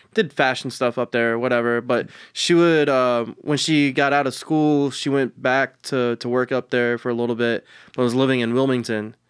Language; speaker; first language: English; early bilingual, other home language; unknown